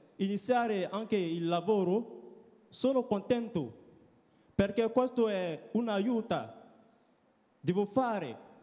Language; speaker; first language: Italian; non-native, learner; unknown